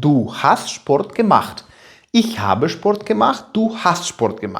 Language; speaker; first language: German; non-native, fluent; Ukrainian